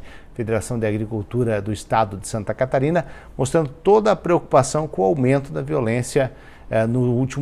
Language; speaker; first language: Portuguese; native; Portuguese